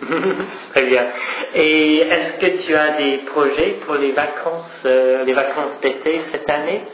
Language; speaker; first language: French; non-native, fluent; English